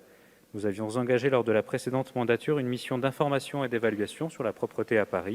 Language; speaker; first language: French; native; French